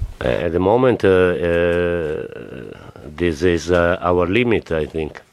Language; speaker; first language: English; non-native, fluent; Italian